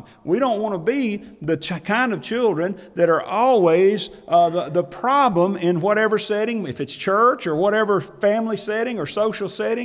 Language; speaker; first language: English; native; English